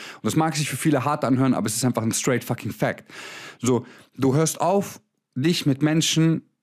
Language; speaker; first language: German; early bilingual, other home language; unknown